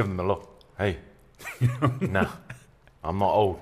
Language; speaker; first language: English; native; English